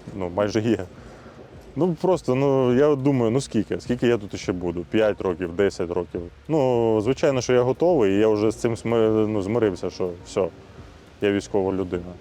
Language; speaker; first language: Ukrainian; native; Ukrainian